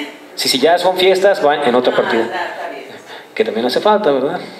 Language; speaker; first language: Spanish; native; Spanish